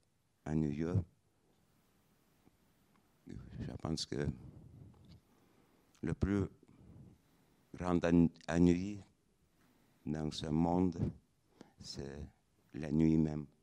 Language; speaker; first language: French; non-native, fluent; Lithuanian